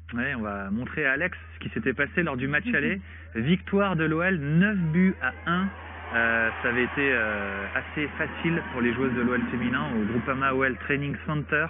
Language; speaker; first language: French; native; French